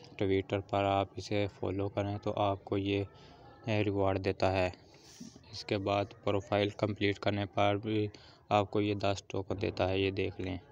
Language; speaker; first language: Urdu; non-native, local second language; Punjabi